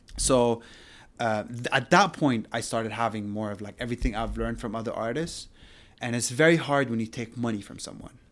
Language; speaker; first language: English; non-native, fluent; Arabic